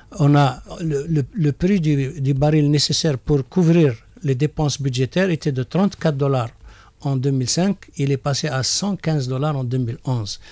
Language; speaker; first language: French; non-native, local second language; Arabic